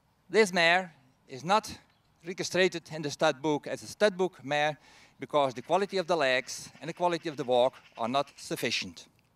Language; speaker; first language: English; non-native, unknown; Dutch